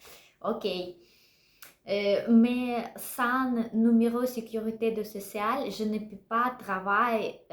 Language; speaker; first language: French; non-native, learner; Russian